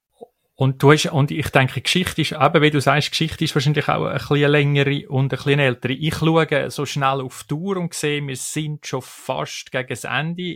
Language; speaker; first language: German; native; German